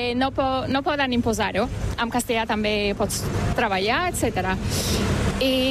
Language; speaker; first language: Catalan; non-native, fluent; Turkish